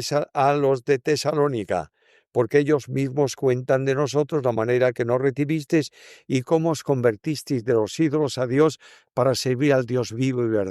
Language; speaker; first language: Spanish; native; Spanish